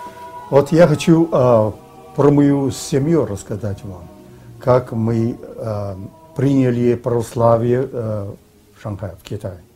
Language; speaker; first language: Russian; early bilingual, heritage; Russian